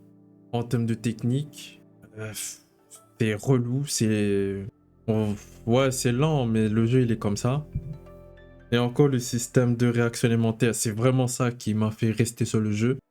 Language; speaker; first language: French; native; French